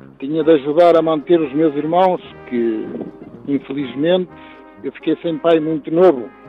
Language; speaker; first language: Portuguese; native; Portuguese